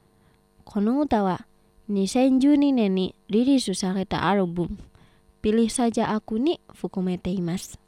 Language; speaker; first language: Japanese; non-native, fluent; Indonesian